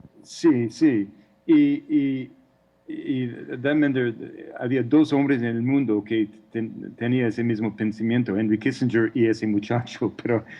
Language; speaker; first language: Spanish; non-native, fluent; English